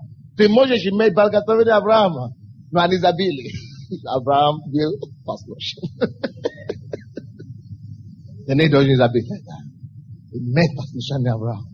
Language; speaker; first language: Russian; non-native, fluent; Yoruba